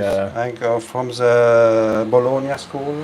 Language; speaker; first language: English; non-native, learner; Italian